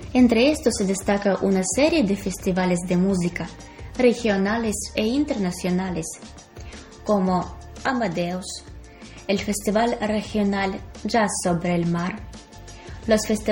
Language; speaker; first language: Spanish; non-native, fluent; Ukrainian